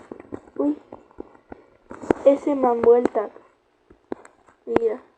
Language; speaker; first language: Basque; non-native, local second language; Spanish